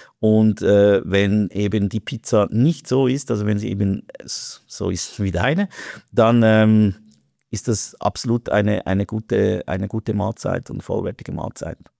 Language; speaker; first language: German; native; German